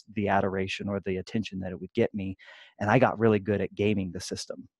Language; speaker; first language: English; native; English